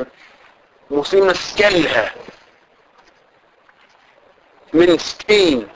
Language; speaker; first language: Danish; non-native, fluent; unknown